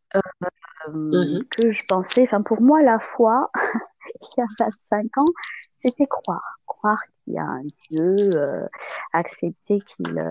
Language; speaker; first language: French; non-native, local second language; Malagasy